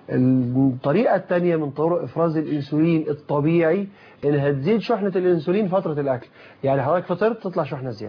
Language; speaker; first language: Arabic; native; Arabic